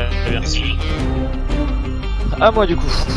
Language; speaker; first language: French; native; French